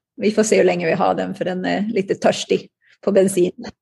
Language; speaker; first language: Swedish; native; Swedish